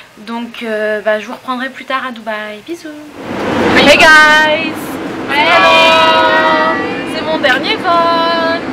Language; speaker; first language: French; native; French